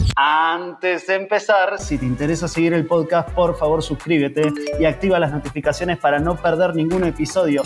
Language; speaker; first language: Spanish; native; Spanish